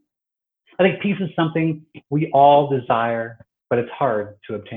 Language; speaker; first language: English; native; English